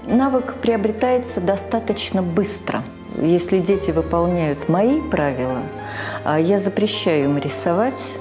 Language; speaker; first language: Russian; native; Russian